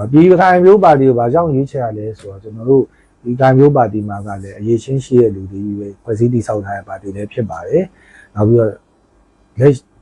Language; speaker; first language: Burmese; native; Burmese